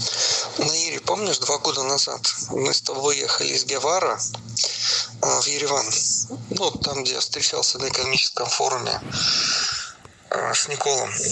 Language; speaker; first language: Russian; native; Russian